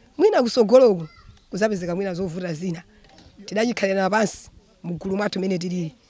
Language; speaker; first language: Nyanja; native; Nyanja